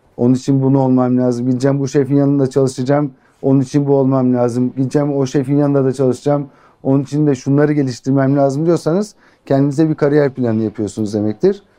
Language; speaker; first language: Turkish; native; Turkish